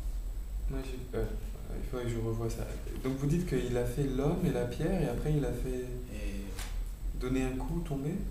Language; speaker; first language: French; native; French